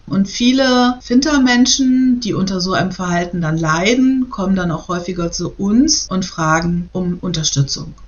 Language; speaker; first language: German; native; German